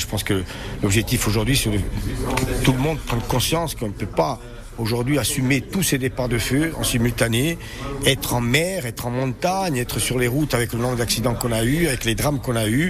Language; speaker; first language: French; native; French